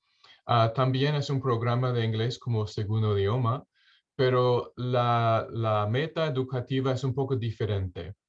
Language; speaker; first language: Spanish; non-native, fluent; English